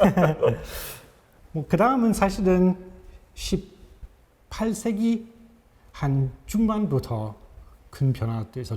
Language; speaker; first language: Korean; non-native, fluent; English